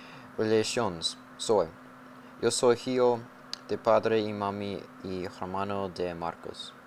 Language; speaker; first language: Spanish; non-native, learner; English